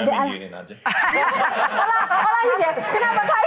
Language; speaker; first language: Indonesian; native; Indonesian